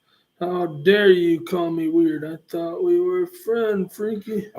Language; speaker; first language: English; native; English